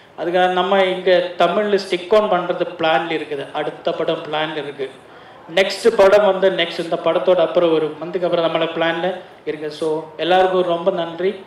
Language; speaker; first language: Tamil; non-native, learner; Malayalam